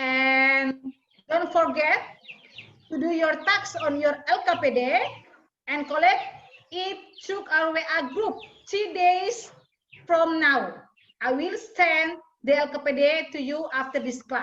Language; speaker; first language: English; non-native, fluent; Indonesian